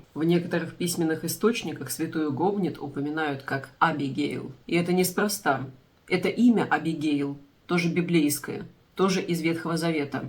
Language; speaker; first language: Russian; native; Russian